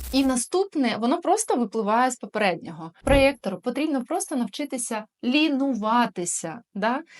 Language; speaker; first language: Ukrainian; non-native, local second language; Russian